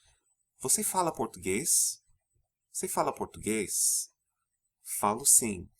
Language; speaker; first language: Portuguese; non-native, fluent; English